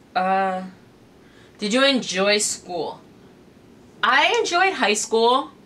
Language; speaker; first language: English; native; English